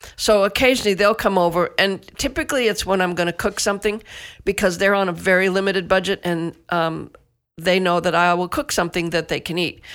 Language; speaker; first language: English; native; English